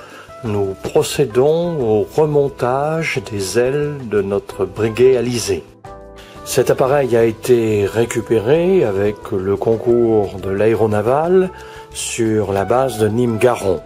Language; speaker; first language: French; native; French